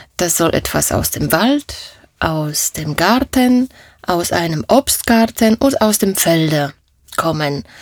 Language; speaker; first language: German; non-native, fluent; Polish